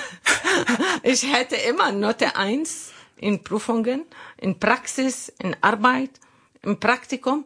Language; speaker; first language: German; non-native, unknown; Arabic